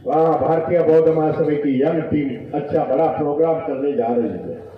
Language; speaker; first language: Hindi; non-native, local second language; Marathi